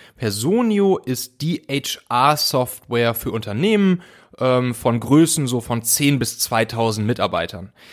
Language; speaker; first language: German; native; German